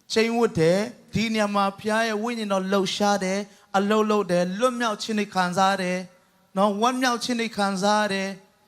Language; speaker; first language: Burmese; non-native, local second language; Tedim Chin